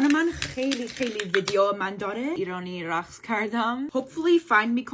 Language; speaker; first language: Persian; early bilingual, heritage; Persian